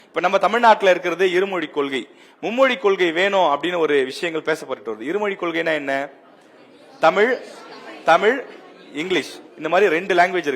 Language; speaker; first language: Tamil; native; Tamil